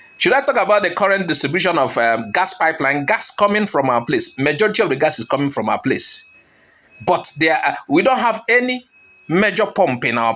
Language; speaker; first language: English; non-native, local second language; Igbo